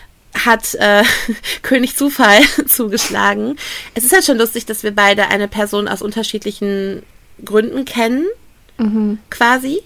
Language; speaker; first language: German; native; German